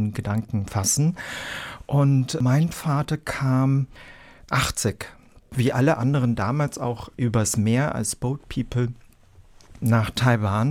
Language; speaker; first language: German; early bilingual, other home language; Vietnamese